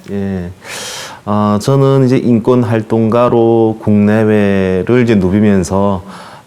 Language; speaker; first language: Korean; native; Korean